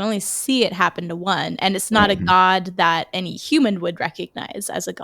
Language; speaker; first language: English; native; English